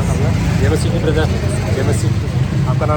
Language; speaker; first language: Hindi; non-native, fluent; Telugu